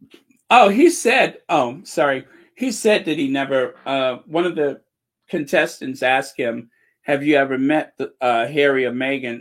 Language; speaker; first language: English; native; English